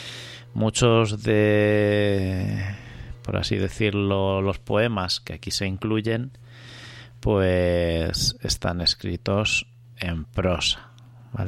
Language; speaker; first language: Spanish; native; Spanish